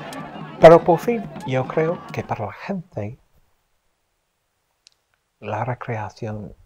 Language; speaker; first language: Spanish; non-native, fluent; English